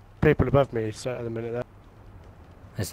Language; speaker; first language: English; native; English